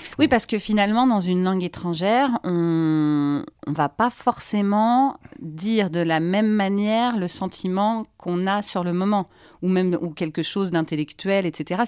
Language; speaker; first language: French; native; French